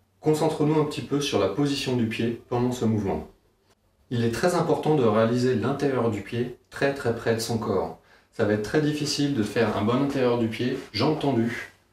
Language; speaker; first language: French; native; French